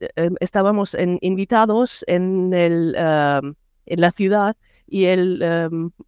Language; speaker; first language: Spanish; non-native, learner; German